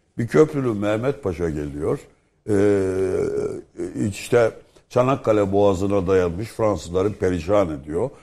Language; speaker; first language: Turkish; native; Turkish